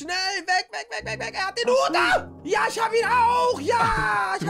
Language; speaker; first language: German; native; German